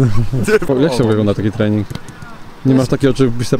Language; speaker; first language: Polish; native; Polish